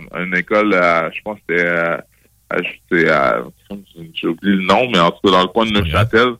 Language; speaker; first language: French; native; French